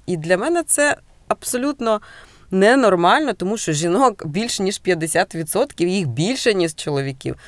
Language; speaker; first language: Ukrainian; native; Ukrainian